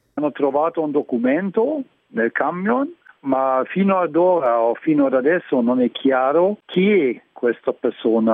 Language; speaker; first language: Italian; non-native, learner; German